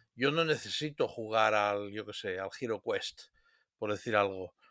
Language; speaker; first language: Spanish; native; Spanish